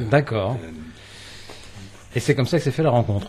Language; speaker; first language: French; native; French